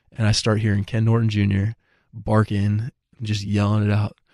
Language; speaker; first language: English; native; English